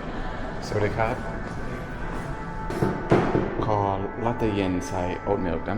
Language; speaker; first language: Thai; non-native, learner; English